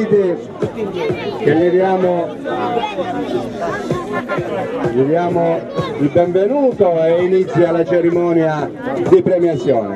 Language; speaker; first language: Italian; native; Italian